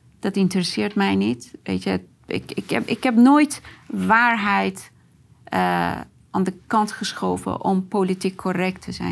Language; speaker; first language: Dutch; non-native, fluent; Persian